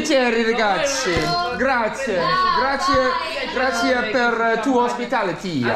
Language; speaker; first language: Italian; non-native, learner; English